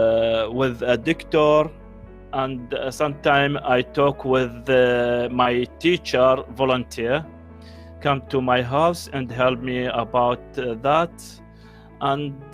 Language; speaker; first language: English; non-native, learner; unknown